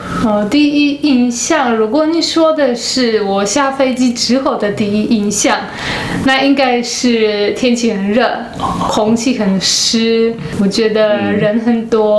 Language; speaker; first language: Chinese; non-native, fluent; Polish